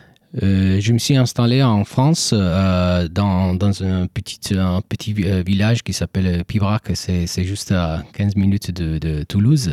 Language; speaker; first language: French; non-native, fluent; Italian